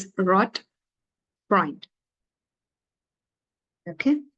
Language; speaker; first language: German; non-native, fluent; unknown